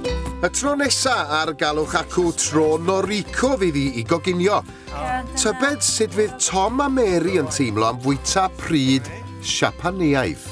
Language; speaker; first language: Welsh; native; Welsh